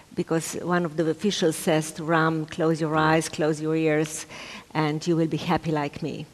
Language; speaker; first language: English; non-native, fluent; Slovenian